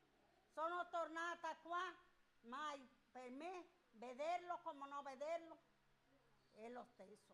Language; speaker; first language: Italian; non-native, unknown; Spanish